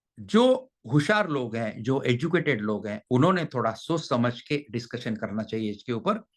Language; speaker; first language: Hindi; non-native, local second language; Marathi